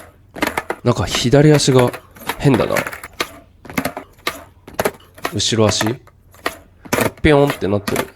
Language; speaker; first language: Japanese; native; Japanese